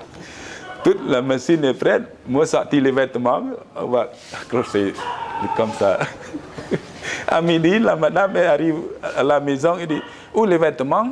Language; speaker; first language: French; non-native, learner; Khmer